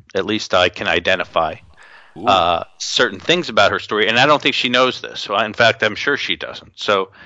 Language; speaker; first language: English; native; English